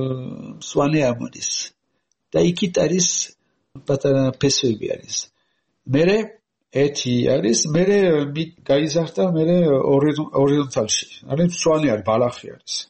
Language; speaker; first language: Georgian; non-native, learner; French